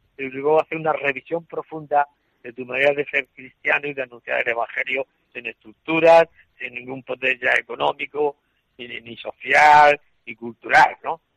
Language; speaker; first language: Spanish; native; Spanish